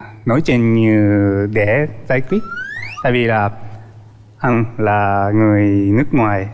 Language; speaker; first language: Vietnamese; non-native, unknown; Japanese